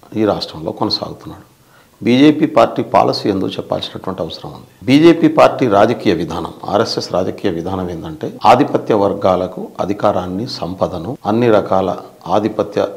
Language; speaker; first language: Telugu; native; Telugu